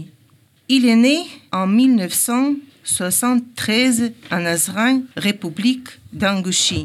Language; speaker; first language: French; non-native, learner; Ingush